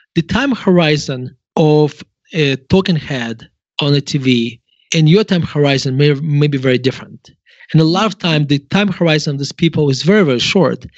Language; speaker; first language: English; non-native, fluent; Russian